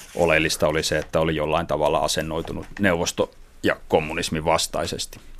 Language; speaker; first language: Finnish; native; Finnish